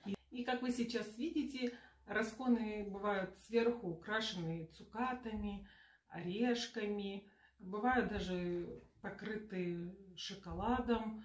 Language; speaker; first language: Russian; native; Russian